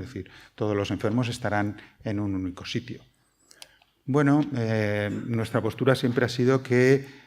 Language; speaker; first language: Spanish; native; Spanish